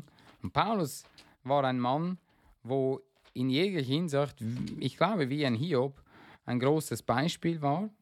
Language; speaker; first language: German; non-native, fluent; English